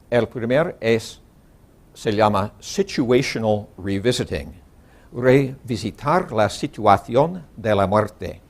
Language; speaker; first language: Spanish; non-native, learner; English